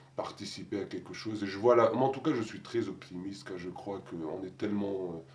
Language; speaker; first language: French; non-native, local second language; Arabic